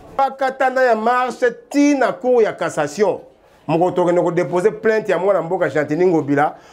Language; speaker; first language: Lingala; native; Lingala